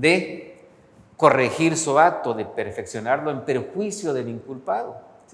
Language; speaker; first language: Spanish; native; Spanish